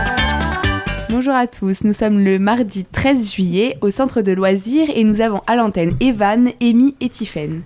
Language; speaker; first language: French; native; French